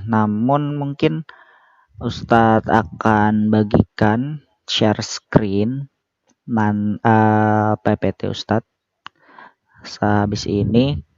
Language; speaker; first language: Indonesian; native; Indonesian